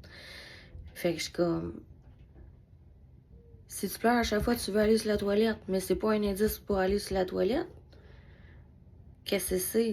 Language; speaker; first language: French; native; French